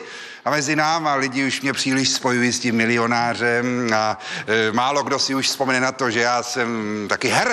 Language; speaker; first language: Czech; native; Czech